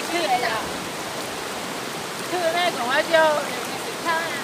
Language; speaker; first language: Chinese; non-native, learner; Lao